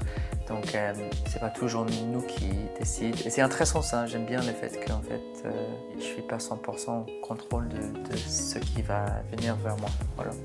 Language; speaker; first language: French; non-native, fluent; English